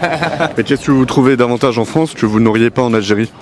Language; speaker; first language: French; native; French